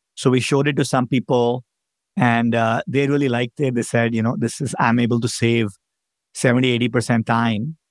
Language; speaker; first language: English; non-native, local second language; Hindi